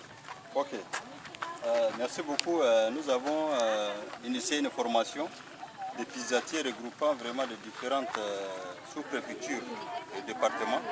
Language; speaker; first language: French; non-native, local second language; Arabic